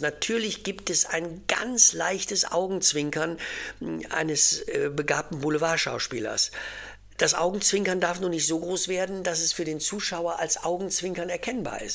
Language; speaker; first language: German; native; German